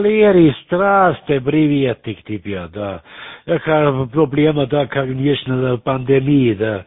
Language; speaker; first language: Russian; non-native, learner; German